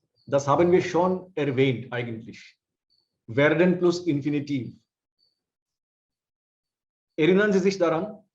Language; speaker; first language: German; non-native, fluent; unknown